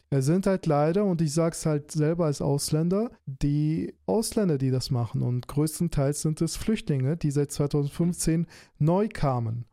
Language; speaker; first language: German; early bilingual, other home language; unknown